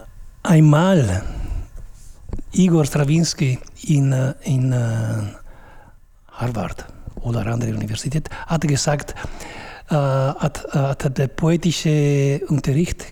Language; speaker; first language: German; non-native, fluent; Italian